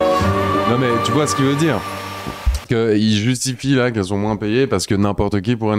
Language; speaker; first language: French; native; French